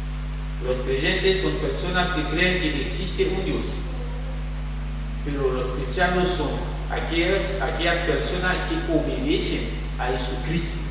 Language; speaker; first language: Spanish; non-native, fluent; French